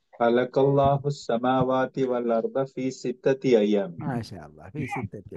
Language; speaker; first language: Arabic; non-native, learner; Malayalam